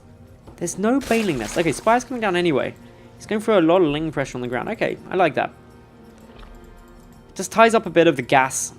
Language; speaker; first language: English; native; English